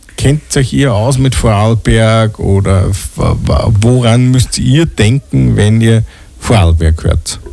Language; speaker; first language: German; native; German